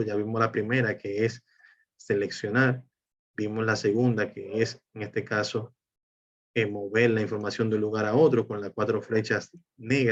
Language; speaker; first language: Spanish; native; Spanish